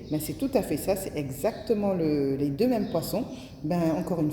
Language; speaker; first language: French; native; French